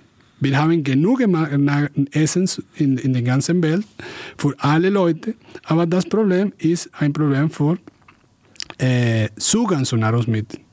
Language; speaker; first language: German; non-native, fluent; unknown